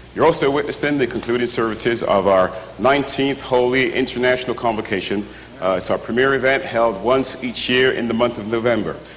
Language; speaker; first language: English; native; English